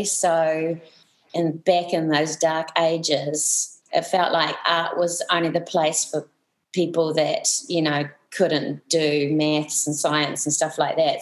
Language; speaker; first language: English; native; English